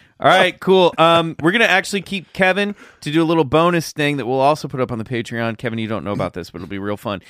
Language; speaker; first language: English; native; English